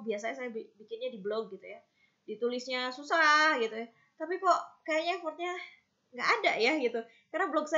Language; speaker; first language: Indonesian; native; Indonesian